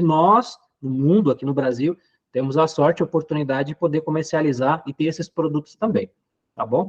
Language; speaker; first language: Portuguese; native; Portuguese